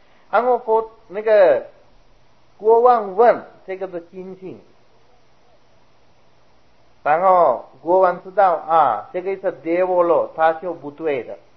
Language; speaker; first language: Chinese; non-native, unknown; Sinhala